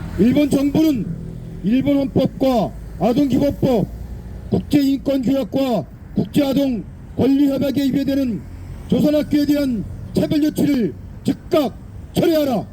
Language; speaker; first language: Korean; native; Korean